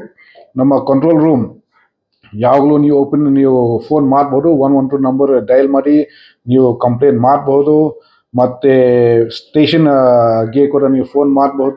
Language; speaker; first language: Kannada; non-native, fluent; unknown